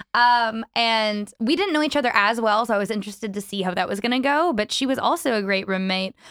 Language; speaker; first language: English; native; English